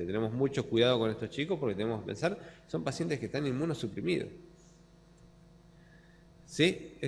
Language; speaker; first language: Spanish; native; Spanish